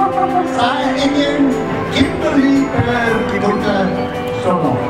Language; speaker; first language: Indonesian; non-native, learner; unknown